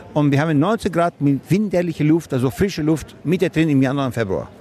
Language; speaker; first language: German; non-native, fluent; Greek